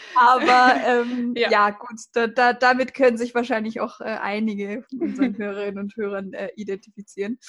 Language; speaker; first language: German; native; German